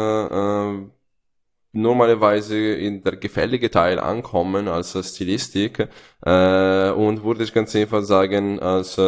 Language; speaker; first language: German; non-native, fluent; Italian